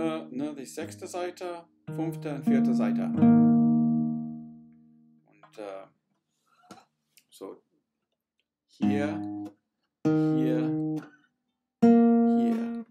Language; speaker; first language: German; non-native, learner; English